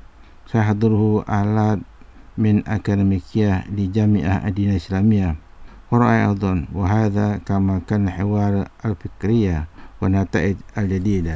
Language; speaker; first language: Arabic; non-native, fluent; Indonesian